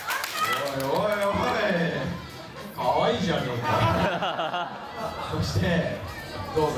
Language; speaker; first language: Japanese; native; Japanese